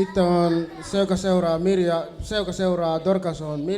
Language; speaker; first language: Finnish; early bilingual, other home language; Swahili